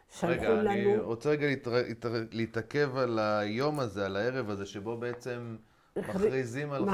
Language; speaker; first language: Hebrew; native; Hebrew